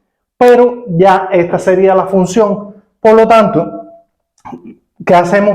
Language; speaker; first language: Spanish; native; Spanish